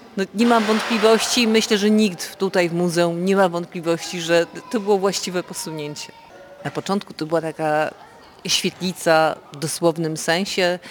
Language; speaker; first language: Polish; native; Polish